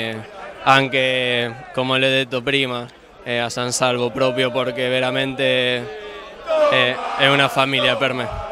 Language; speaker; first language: Italian; non-native, learner; Spanish